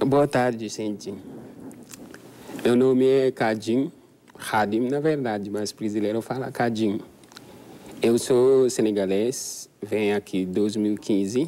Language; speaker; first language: Portuguese; non-native, learner; Wolof